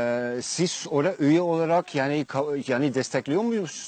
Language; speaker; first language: Turkish; non-native, learner; Dutch